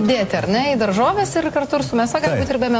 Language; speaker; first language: Lithuanian; native; Lithuanian